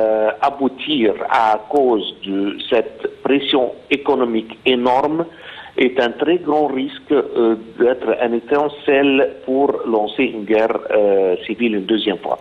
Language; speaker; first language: French; non-native, fluent; Arabic